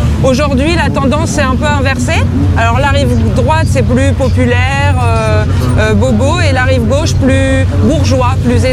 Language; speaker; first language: French; native; French